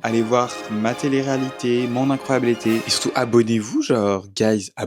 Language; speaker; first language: French; native; French